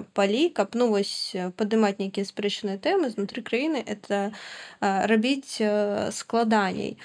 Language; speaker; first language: Belarusian; non-native, local second language; Russian